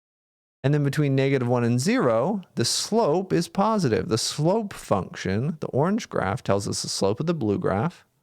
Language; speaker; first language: English; native; English